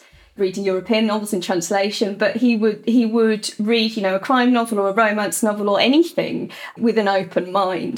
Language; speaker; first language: English; native; English